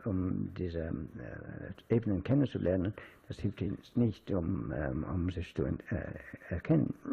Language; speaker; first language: German; non-native, fluent; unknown